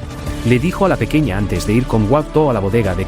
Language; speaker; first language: Spanish; native; Spanish